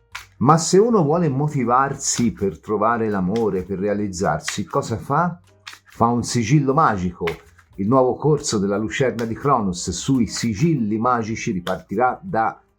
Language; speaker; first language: Italian; native; Italian